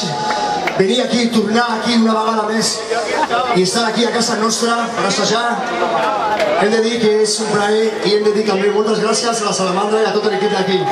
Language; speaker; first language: Catalan; non-native, local second language; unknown